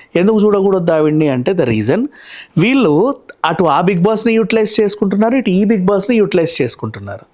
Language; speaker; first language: Telugu; native; Telugu